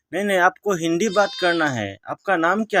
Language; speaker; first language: Hindi; non-native, local second language; Assamese